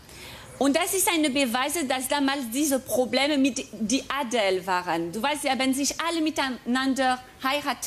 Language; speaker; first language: German; non-native, fluent; French